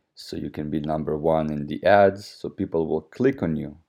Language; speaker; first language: English; non-native, fluent; Russian